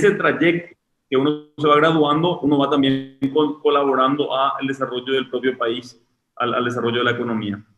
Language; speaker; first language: Spanish; native; Spanish